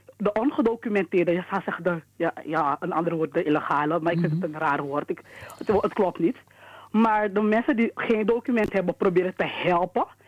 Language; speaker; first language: Dutch; native; Dutch